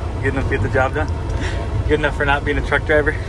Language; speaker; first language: English; native; English